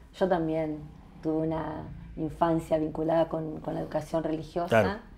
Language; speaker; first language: Spanish; native; Spanish